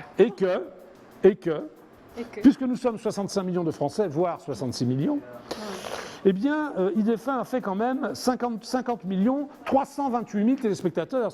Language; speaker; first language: French; native; French